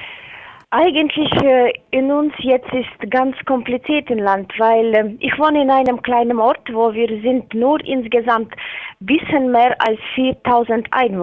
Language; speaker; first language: German; non-native, learner; Latvian